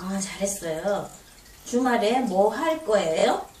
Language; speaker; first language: Korean; native; Korean